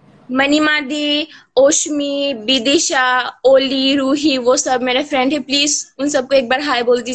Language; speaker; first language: Hindi; non-native, learner; Bangla